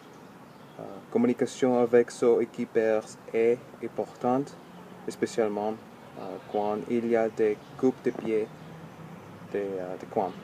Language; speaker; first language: French; non-native, learner; English